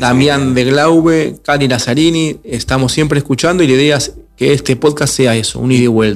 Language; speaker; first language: Spanish; native; Spanish